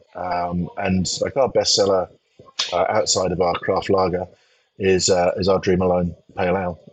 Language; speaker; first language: English; native; English